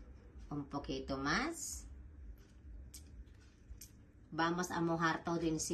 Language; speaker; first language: Spanish; non-native, fluent; Filipino